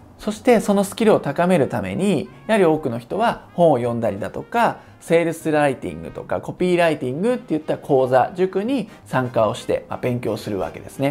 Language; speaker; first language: Japanese; native; Japanese